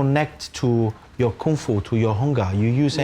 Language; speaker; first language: English; non-native, fluent; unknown